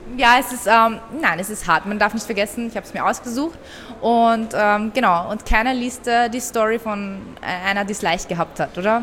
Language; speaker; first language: German; early bilingual, other home language; Persian